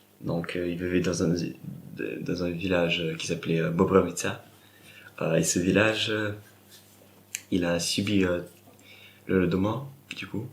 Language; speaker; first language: French; non-native, fluent; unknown